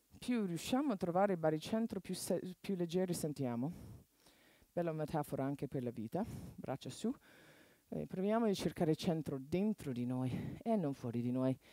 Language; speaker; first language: Italian; non-native, fluent; English